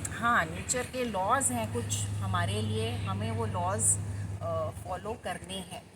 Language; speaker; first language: Hindi; native; Hindi